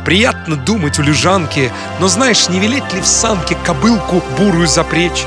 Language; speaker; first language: Russian; native; Russian